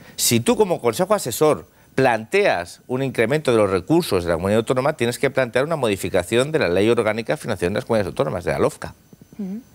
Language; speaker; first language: Spanish; non-native, local second language; Catalan